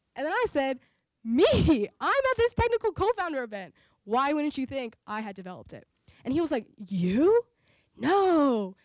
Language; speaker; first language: English; native; English